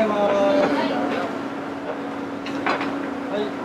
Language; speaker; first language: Japanese; native; Japanese